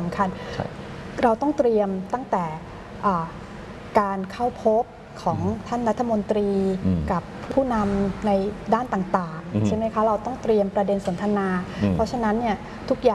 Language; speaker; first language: Thai; native; Thai